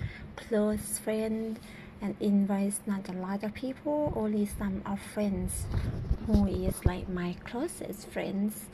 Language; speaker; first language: English; non-native, learner; Thai